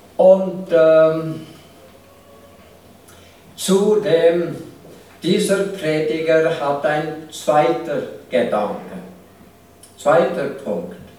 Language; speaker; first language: German; non-native, fluent; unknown